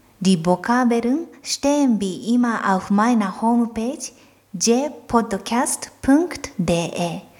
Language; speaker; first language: German; non-native, fluent; Japanese